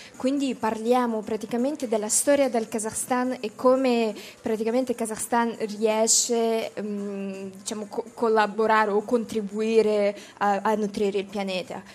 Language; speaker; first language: Italian; non-native, fluent; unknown